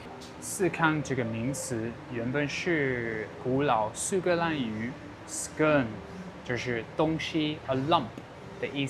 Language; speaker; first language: Chinese; non-native, fluent; English